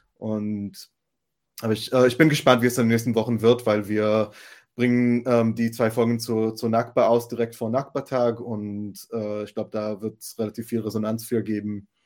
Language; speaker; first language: German; non-native, fluent; Hebrew